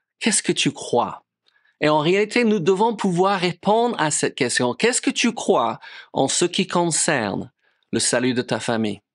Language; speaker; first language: French; non-native, fluent; English